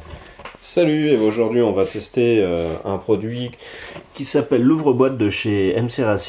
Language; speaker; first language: French; native; French